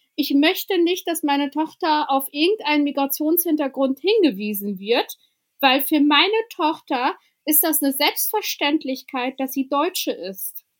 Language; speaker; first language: German; early bilingual, other home language; Albanian